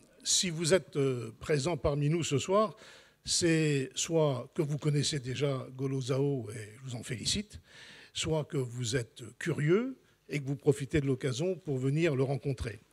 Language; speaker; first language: French; native; French